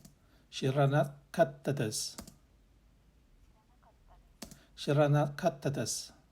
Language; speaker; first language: Japanese; non-native, learner; English